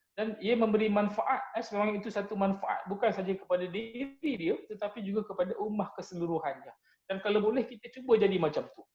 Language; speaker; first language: Malay; native; Malay